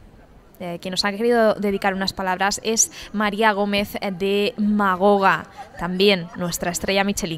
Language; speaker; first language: Spanish; native; Spanish